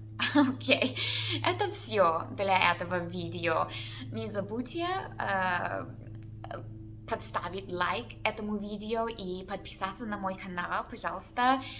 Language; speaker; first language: Russian; non-native, learner; English